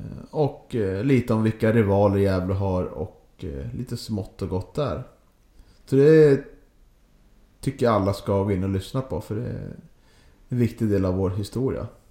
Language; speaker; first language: Swedish; native; Swedish